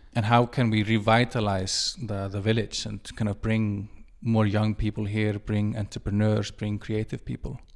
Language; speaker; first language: English; non-native, fluent; Icelandic